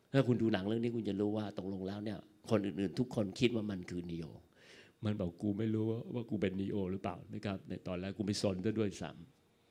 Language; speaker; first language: Thai; native; Thai